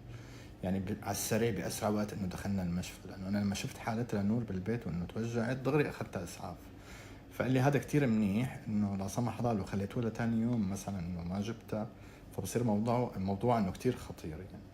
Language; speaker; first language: Arabic; native; Arabic